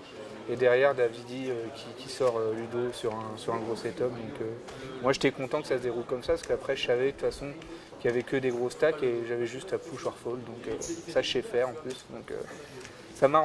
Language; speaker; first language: French; native; French